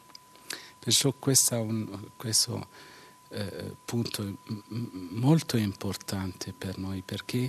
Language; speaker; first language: Italian; non-native, fluent; Arabic